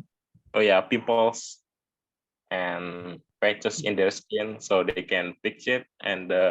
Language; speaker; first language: English; non-native, learner; Indonesian